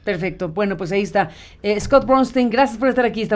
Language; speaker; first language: Spanish; native; Spanish